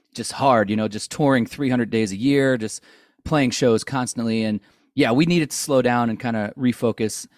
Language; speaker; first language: English; native; English